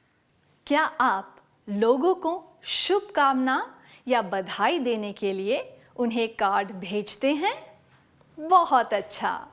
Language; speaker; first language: Hindi; native; Hindi